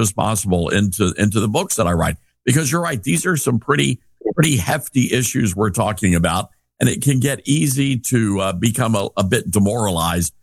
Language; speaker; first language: English; native; English